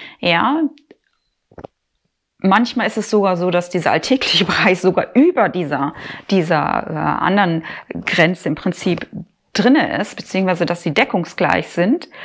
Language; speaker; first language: German; native; German